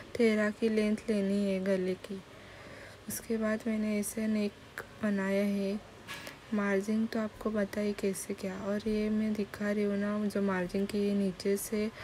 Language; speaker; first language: Hindi; non-native, local second language; Marathi